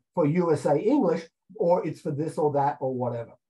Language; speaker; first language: English; native; English